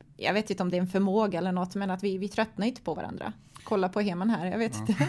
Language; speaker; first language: Swedish; early bilingual, other home language; Croatian